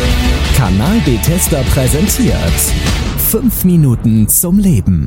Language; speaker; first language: German; native; German